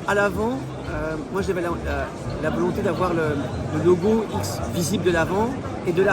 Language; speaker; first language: French; native; French